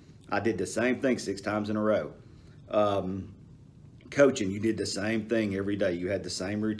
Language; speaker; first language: English; native; English